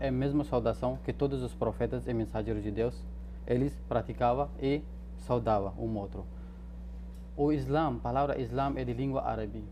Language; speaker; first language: Portuguese; non-native, fluent; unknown